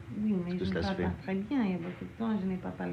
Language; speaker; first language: French; non-native, learner; English